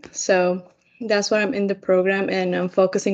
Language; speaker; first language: English; non-native, fluent; Spanish